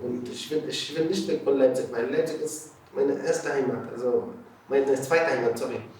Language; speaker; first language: German; non-native, learner; Arabic